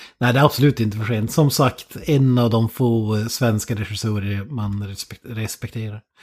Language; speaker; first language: Swedish; native; Swedish